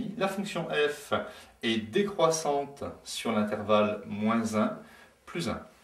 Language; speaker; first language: French; native; French